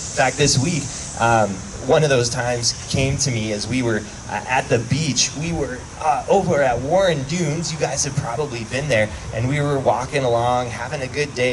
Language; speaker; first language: English; native; English